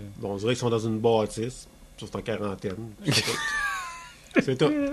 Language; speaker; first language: French; native; French